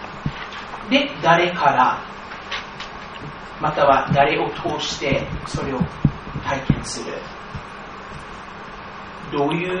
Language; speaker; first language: Japanese; non-native, fluent; English